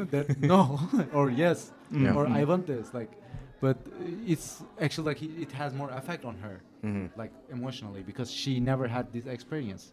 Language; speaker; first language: English; non-native, fluent; Turkish